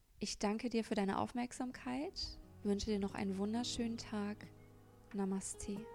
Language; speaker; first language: German; native; German